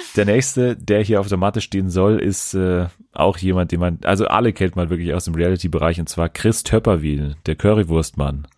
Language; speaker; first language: German; native; German